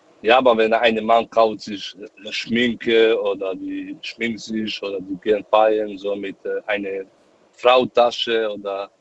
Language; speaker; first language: German; non-native, learner; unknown